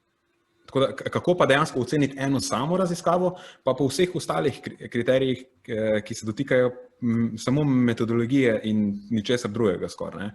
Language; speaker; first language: Slovenian; native; Slovenian